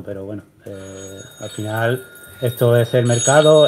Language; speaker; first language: Spanish; native; Spanish